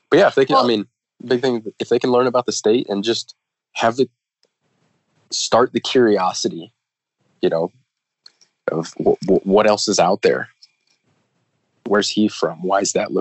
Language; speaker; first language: English; native; English